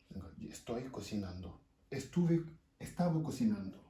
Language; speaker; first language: Spanish; non-native, fluent; Wolof